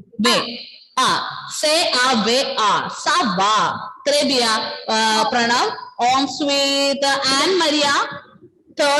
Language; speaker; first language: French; non-native, learner; Malayalam